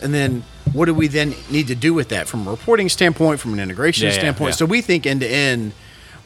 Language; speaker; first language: English; native; English